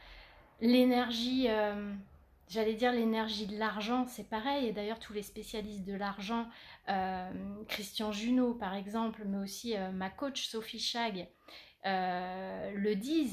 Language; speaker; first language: French; native; French